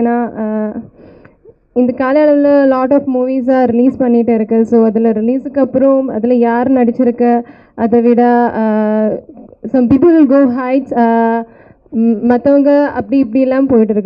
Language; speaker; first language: Tamil; non-native, learner; Malayalam